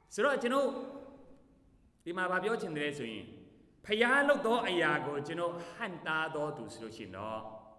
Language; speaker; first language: Burmese; non-native, local second language; Kachin